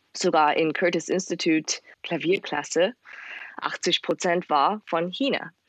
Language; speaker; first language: German; non-native, fluent; English